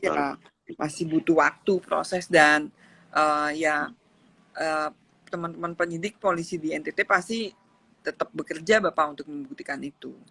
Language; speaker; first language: Indonesian; native; Indonesian